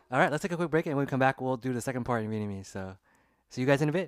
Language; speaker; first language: English; early bilingual, other home language; Vietnamese